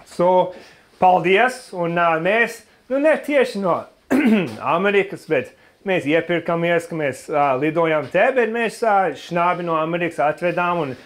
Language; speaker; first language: Latvian; early bilingual, other home language; English